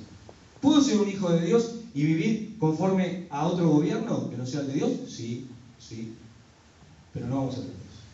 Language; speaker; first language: Spanish; native; Spanish